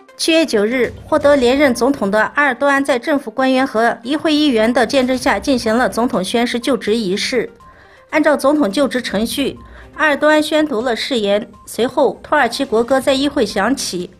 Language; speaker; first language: Chinese; non-native, local second language; Uyghur